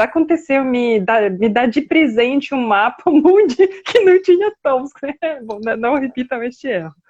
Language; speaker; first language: Portuguese; non-native, fluent; Russian